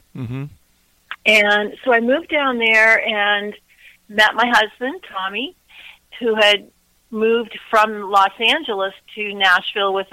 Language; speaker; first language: English; native; English